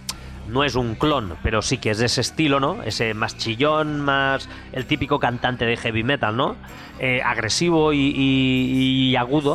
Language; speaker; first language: Spanish; native; Spanish